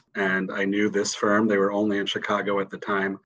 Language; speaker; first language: English; native; English